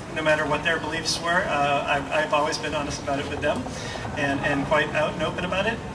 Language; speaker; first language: English; native; English